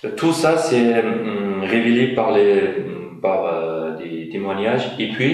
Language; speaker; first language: French; non-native, fluent; Uyghur